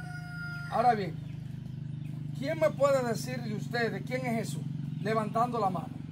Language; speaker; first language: Spanish; native; Spanish